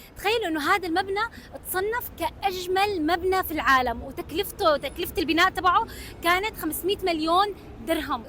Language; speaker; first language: Arabic; native; Arabic